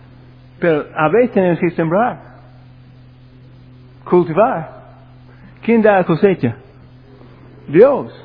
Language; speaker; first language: Spanish; non-native, fluent; English